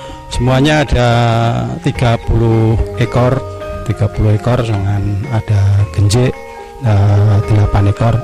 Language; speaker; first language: Indonesian; non-native, local second language; Javanese